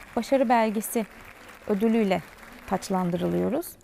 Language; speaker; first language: Turkish; native; Turkish